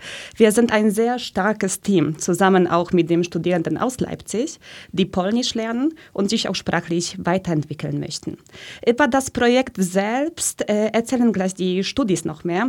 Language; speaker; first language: German; early bilingual, other home language; Polish